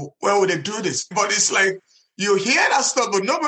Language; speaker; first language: English; non-native, local second language; Igbo